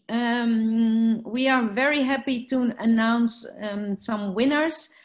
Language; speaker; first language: English; non-native, fluent; Dutch